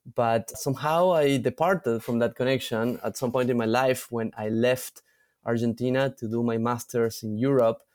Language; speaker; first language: English; non-native, fluent; Spanish